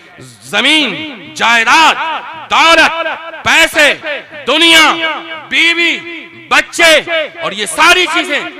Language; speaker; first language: Urdu; native; Urdu